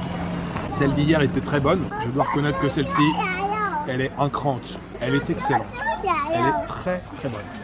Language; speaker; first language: French; native; French